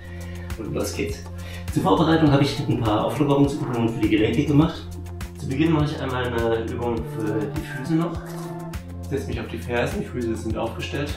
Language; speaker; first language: German; native; German